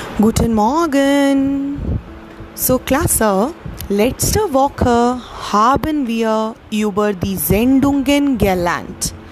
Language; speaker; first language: German; non-native, learner; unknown